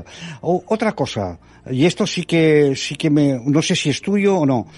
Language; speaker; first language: Spanish; non-native, local second language; Catalan